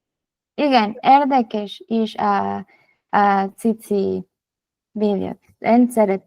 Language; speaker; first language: Hungarian; non-native, learner; Spanish